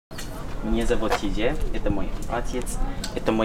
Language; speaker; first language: Russian; non-native, learner; English